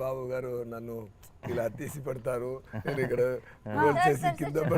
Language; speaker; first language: Telugu; non-native, fluent; Tamil